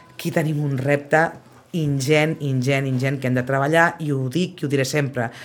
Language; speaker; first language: Catalan; native; Catalan